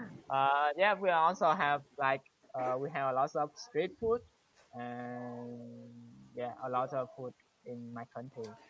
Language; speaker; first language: English; non-native, learner; Vietnamese